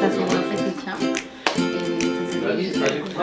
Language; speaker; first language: French; non-native, learner; Spanish